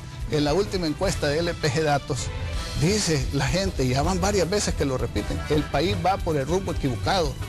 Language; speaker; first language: Spanish; native; Spanish